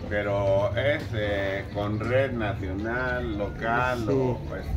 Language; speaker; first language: Spanish; native; Spanish